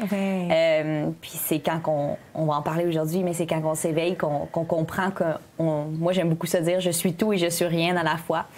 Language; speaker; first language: French; native; French